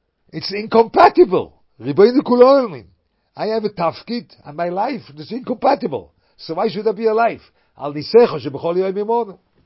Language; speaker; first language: English; non-native, fluent; German